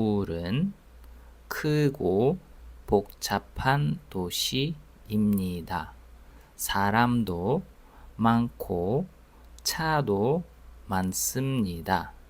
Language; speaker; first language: Korean; non-native, fluent; Russian